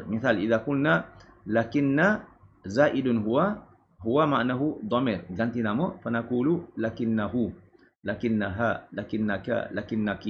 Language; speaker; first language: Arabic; non-native, fluent; Malay